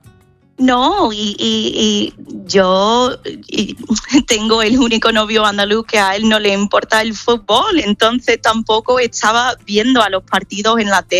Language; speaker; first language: Spanish; non-native, fluent; English